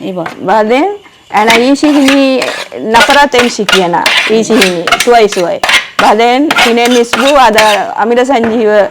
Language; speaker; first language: Arabic; non-native, learner; Sinhala